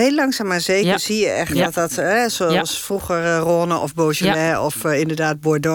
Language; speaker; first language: Dutch; native; Dutch